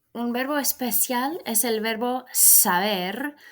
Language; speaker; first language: Spanish; non-native, fluent; English